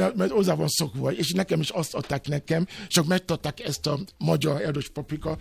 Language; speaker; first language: Hungarian; non-native, fluent; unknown